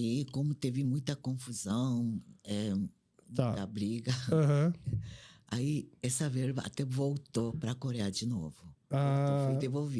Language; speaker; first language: Portuguese; non-native, fluent; Korean